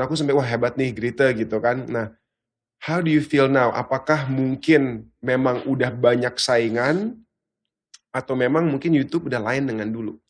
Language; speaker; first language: Indonesian; early bilingual, heritage; Indonesian